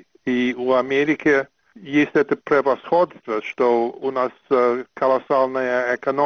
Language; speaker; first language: Russian; non-native, fluent; English